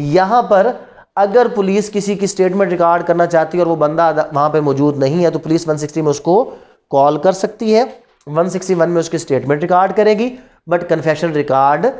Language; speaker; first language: Urdu; non-native, local second language; Punjabi